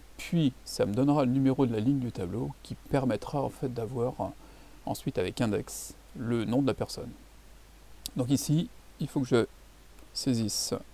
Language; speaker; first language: French; native; French